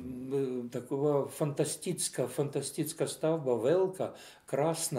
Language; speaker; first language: Czech; non-native, fluent; Russian